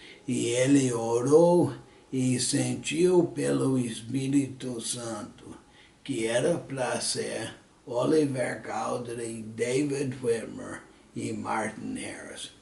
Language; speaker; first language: Portuguese; early bilingual, other home language; English